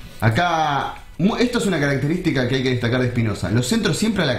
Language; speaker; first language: Spanish; native; Spanish